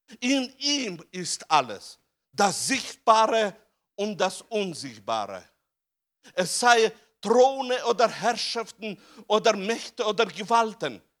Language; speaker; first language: German; non-native, fluent; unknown